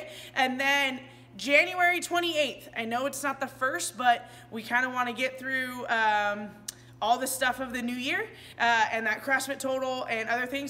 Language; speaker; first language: English; native; English